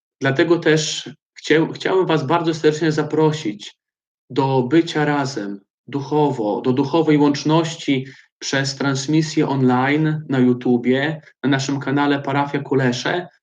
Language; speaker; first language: Polish; native; Polish